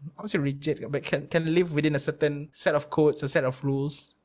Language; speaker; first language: English; non-native, local second language; Malay